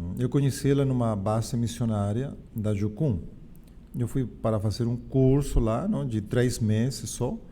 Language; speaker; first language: Portuguese; non-native, fluent; Spanish